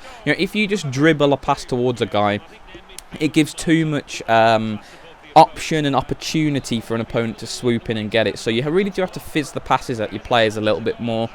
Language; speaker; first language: English; native; English